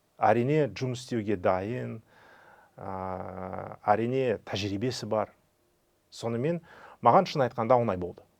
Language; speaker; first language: Kazakh; non-native, fluent; Russian